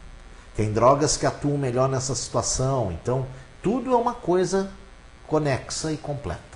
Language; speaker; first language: Portuguese; native; Portuguese